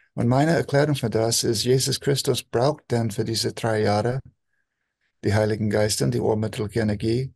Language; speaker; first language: German; non-native, fluent; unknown